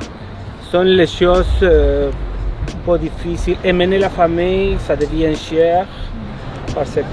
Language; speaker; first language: French; non-native, fluent; Spanish